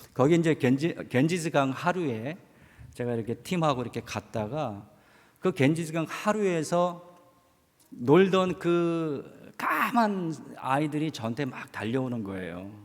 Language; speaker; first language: Korean; native; Korean